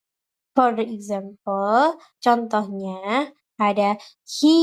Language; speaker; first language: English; non-native, learner; Indonesian